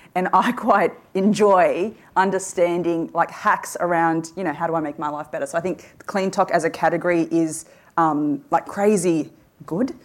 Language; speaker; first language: English; early bilingual, other home language; Hindi